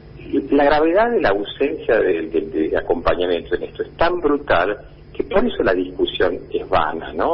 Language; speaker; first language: Spanish; native; Spanish